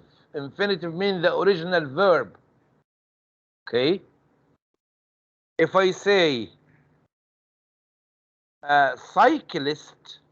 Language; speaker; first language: English; non-native, fluent; Arabic